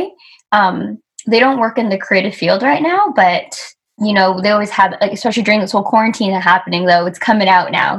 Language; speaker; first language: English; native; English